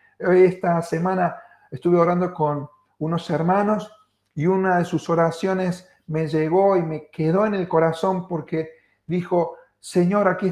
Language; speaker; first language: Spanish; native; Spanish